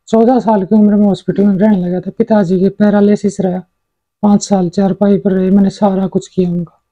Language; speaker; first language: Hindi; native; Hindi